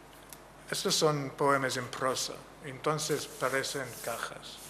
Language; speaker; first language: Spanish; non-native, fluent; English